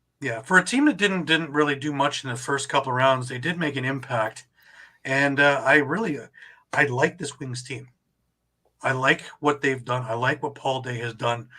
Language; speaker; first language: English; native; English